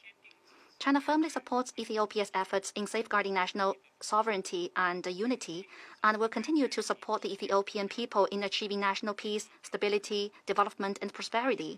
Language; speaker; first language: English; non-native, fluent; Chinese